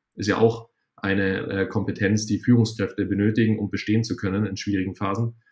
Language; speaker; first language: German; native; German